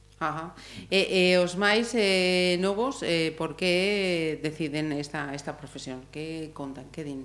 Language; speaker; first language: Galician; non-native, local second language; Spanish